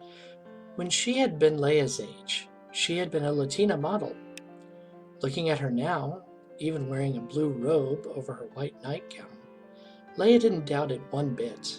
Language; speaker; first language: English; native; English